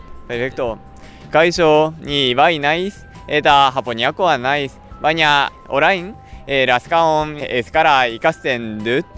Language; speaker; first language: Basque; non-native, learner; Japanese